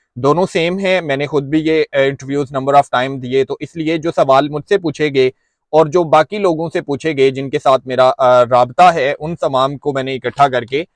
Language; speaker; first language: Urdu; non-native, local second language; Punjabi